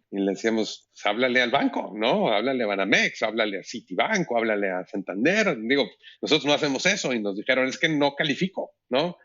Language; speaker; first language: Spanish; native; Spanish